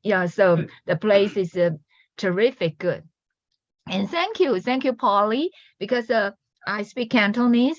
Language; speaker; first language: English; non-native, learner; Chinese